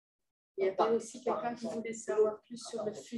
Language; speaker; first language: French; non-native, fluent; Dutch